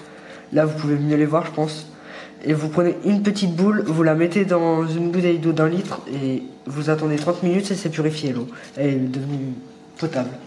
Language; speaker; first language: French; native; French